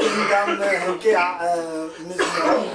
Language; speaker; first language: Hebrew; non-native, learner; Amharic